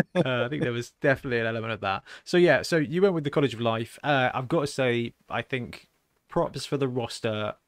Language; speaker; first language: English; native; English